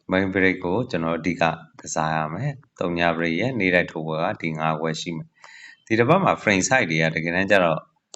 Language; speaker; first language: Burmese; native; Burmese